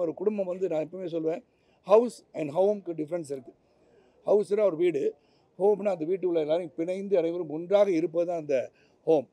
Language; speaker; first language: Tamil; native; Tamil